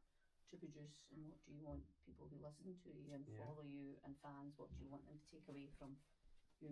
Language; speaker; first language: English; native; English